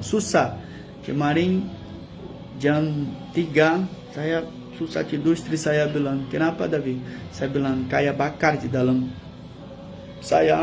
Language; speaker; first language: Indonesian; non-native, fluent; Portuguese